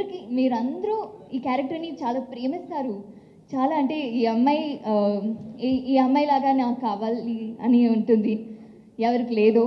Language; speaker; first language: Telugu; non-native, local second language; Tamil